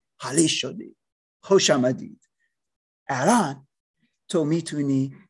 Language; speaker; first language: Persian; non-native, learner; English